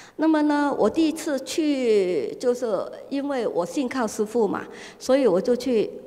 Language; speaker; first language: Chinese; non-native, fluent; Cantonese